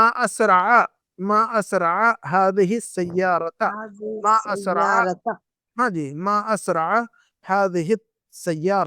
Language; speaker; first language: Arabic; non-native, fluent; Urdu